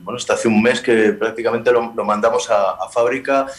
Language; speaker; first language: Spanish; native; Spanish